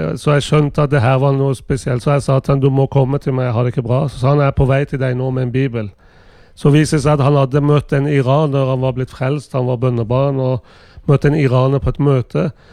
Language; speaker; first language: Norwegian; early bilingual, other home language; Persian